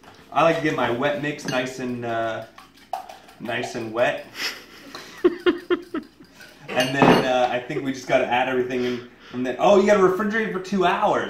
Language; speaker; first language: English; native; English